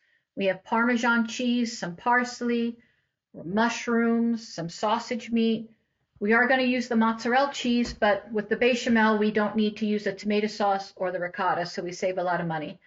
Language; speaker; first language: English; native; English